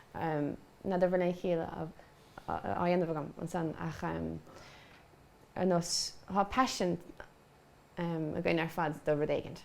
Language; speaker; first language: Irish; native; Irish